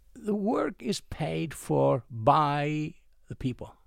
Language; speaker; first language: English; non-native, fluent; Greek